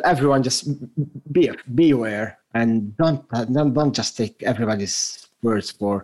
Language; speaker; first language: English; non-native, fluent; French